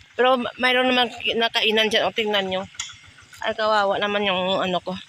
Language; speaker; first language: Filipino; non-native, local second language; Hiligaynon